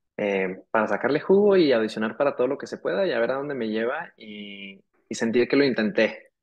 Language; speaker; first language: Spanish; native; Spanish